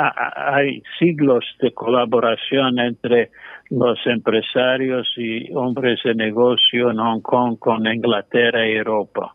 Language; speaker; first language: Spanish; non-native, fluent; English